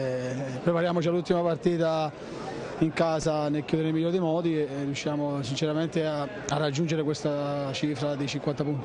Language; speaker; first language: Italian; native; Italian